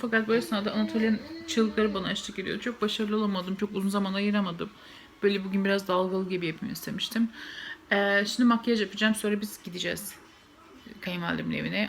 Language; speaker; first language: Turkish; native; Turkish